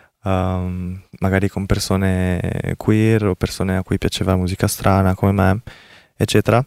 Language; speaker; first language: Italian; early bilingual, other home language; Korean